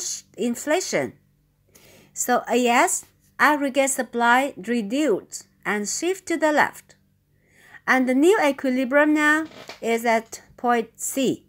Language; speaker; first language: English; non-native, fluent; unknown